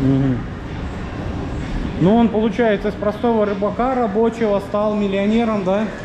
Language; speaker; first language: Russian; native; Russian